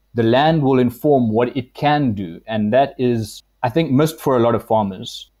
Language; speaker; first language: English; native; English